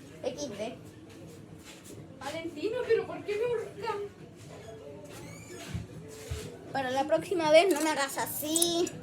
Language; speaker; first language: Spanish; native; Spanish